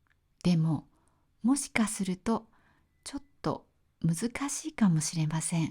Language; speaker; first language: Japanese; native; Japanese